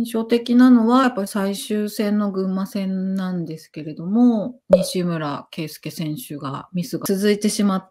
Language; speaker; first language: Japanese; native; Japanese